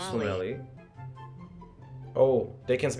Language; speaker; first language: English; non-native, learner; Korean